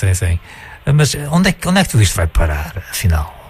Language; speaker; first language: Portuguese; native; Portuguese